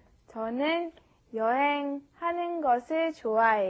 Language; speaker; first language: Korean; non-native, learner; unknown